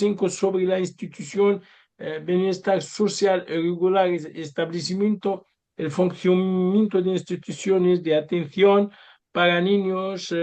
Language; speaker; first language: Spanish; non-native, learner; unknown